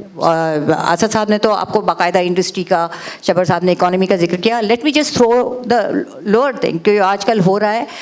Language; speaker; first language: Urdu; native; Urdu